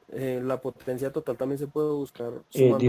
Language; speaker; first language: Spanish; native; Spanish